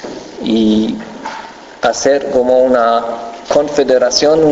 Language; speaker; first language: Spanish; non-native, fluent; German